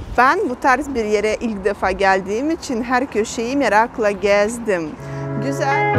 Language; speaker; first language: Turkish; non-native, fluent; Russian